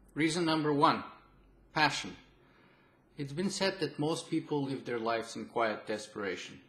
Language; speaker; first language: English; non-native, fluent; Bulgarian